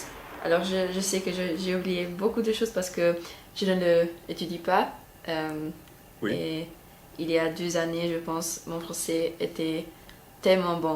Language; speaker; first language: French; non-native, learner; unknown